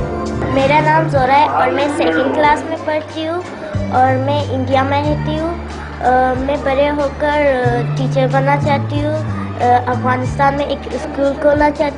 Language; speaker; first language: Hindi; early bilingual, other home language; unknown